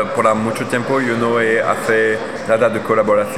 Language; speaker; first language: Spanish; non-native, learner; French